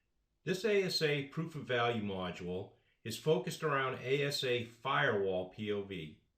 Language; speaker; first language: English; native; English